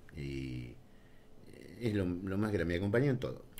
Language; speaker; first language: Spanish; native; Spanish